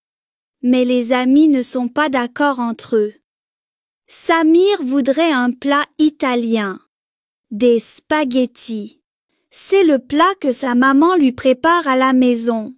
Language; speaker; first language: French; non-native, local second language; Arabic